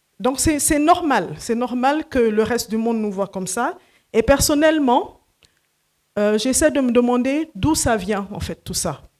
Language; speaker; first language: French; non-native, local second language; Fula